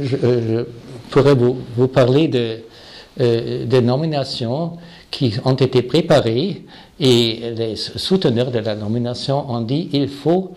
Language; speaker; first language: French; non-native, fluent; German